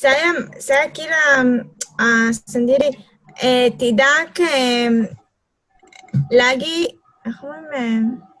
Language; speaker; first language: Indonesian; non-native, learner; Hebrew